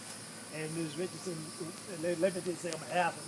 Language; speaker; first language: English; native; English